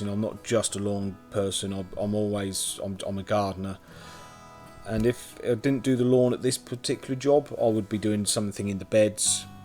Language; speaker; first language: English; native; English